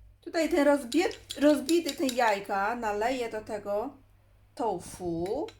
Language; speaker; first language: Polish; non-native, learner; Chinese